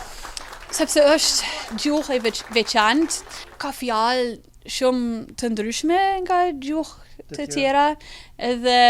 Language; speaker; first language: Albanian; non-native, fluent; English